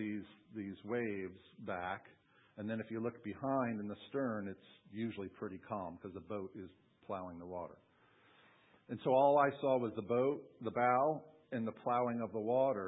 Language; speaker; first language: English; native; English